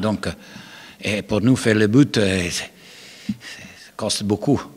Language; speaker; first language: French; non-native, learner; Spanish